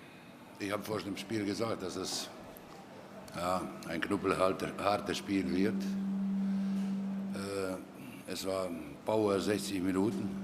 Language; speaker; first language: German; non-native, fluent; Croatian